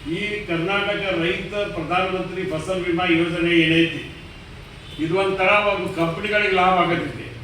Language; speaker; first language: Kannada; native; Kannada